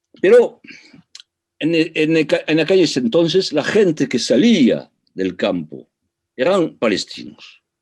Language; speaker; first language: Spanish; early bilingual, heritage; Spanish